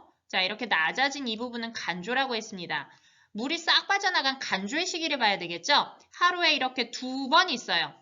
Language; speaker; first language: Korean; native; Korean